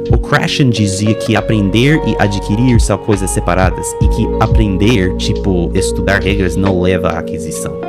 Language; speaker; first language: Portuguese; non-native, fluent; English